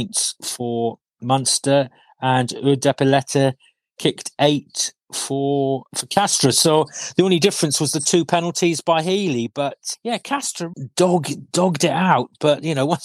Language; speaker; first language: English; non-native, local second language; Welsh